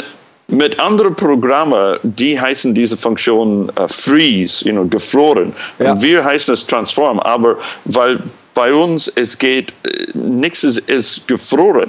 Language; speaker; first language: German; non-native, fluent; English